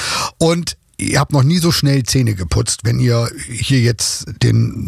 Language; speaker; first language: German; native; German